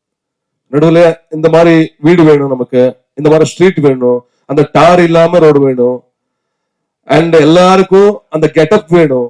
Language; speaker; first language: Tamil; non-native, learner; Kannada